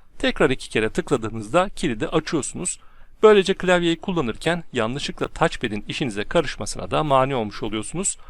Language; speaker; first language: Turkish; native; Turkish